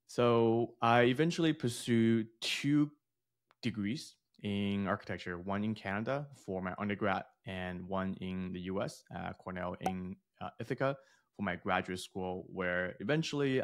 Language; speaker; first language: English; early bilingual, other home language; Chinese